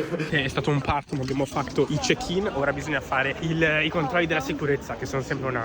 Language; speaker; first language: Italian; native; Italian